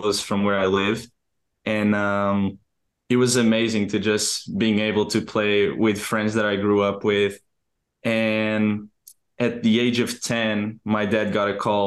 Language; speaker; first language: English; non-native, fluent; Portuguese